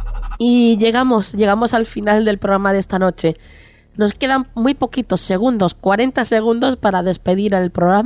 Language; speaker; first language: Spanish; native; Spanish